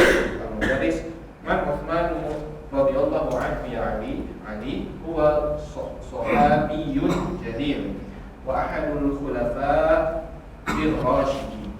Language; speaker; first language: Arabic; non-native, learner; Indonesian